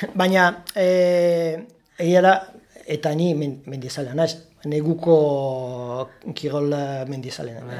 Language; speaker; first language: Basque; non-native, learner; Italian